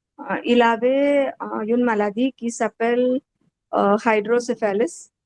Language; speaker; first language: French; non-native, learner; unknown